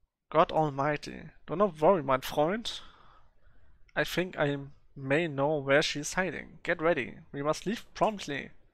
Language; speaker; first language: English; non-native, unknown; German